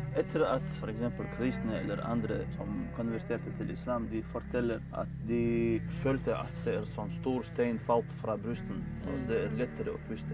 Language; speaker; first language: Norwegian; non-native, fluent; Chechen